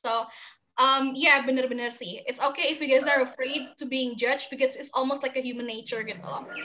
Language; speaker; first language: English; non-native, fluent; Indonesian